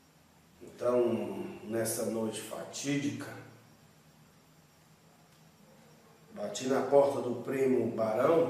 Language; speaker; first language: Portuguese; native; Portuguese